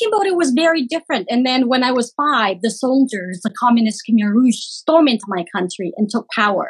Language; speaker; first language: English; early bilingual, other home language; Khmer